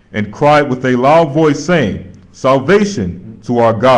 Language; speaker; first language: English; native; English